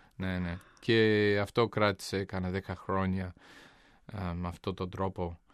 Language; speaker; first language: Greek; non-native, fluent; English